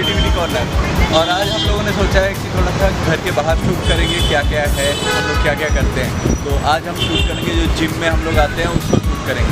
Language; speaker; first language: Hindi; native; Hindi